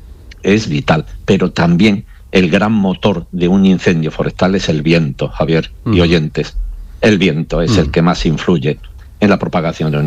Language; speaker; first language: Spanish; native; Spanish